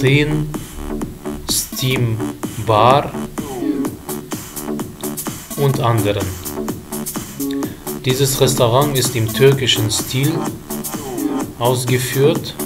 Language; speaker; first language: German; non-native, fluent; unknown